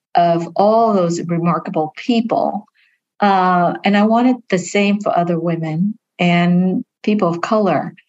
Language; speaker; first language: English; early bilingual, other home language; Vietnamese